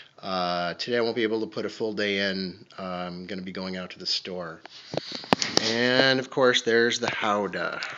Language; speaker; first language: English; native; English